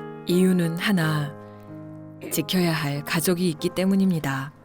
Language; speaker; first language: Korean; native; Korean